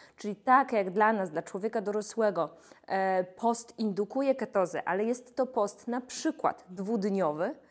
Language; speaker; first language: Polish; native; Polish